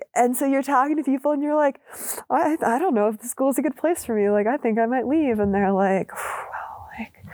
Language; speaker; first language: English; native; English